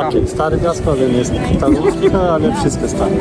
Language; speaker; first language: Polish; non-native, learner; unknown